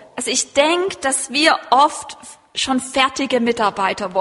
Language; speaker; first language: German; native; German